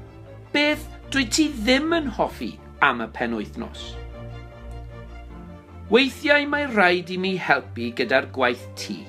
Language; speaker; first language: Welsh; non-native, local second language; English